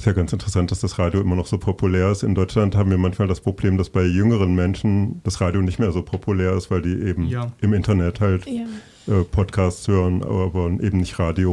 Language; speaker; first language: German; native; German